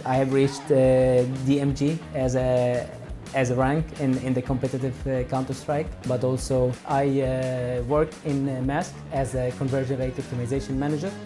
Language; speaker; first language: English; non-native, fluent; Arabic